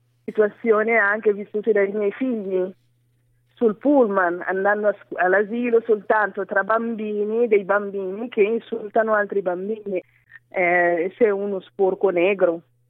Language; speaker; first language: Italian; non-native, fluent; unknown